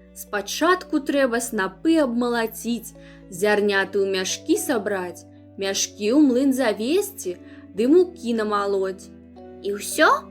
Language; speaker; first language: Belarusian; non-native, local second language; Russian